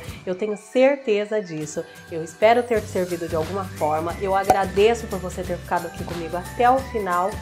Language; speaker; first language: Portuguese; native; Portuguese